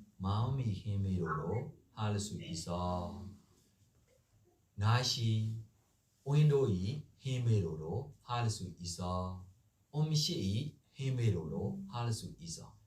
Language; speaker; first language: Korean; non-native, learner; Burmese